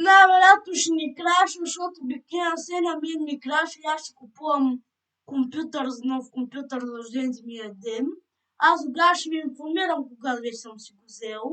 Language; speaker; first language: Bulgarian; native; Bulgarian